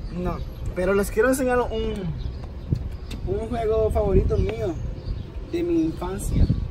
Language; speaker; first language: Spanish; native; Spanish